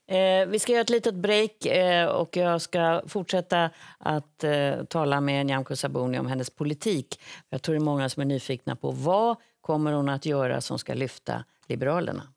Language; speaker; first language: Swedish; native; Swedish